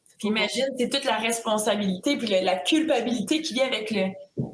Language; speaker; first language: French; native; French